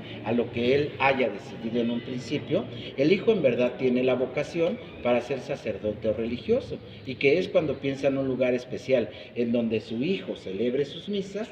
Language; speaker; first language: Spanish; native; Spanish